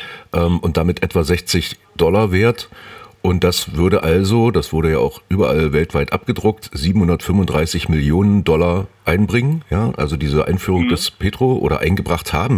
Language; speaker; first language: German; native; German